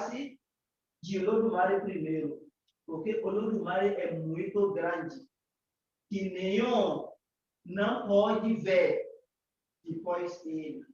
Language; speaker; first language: Portuguese; non-native, learner; Yoruba